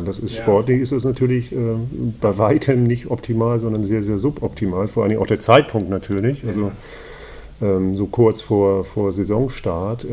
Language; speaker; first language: German; native; German